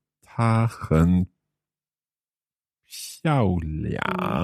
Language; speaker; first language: Chinese; non-native, learner; English